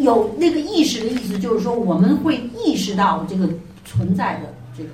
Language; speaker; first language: Chinese; native; Chinese